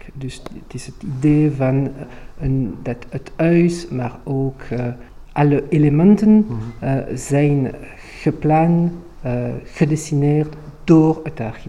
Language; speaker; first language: Dutch; non-native, local second language; French